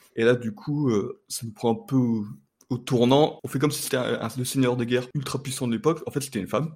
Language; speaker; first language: French; native; French